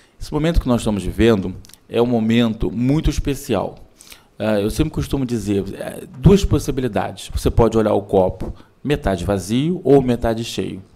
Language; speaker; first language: Portuguese; native; Portuguese